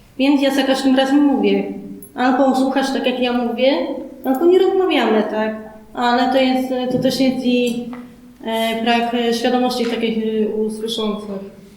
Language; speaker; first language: Polish; native; Polish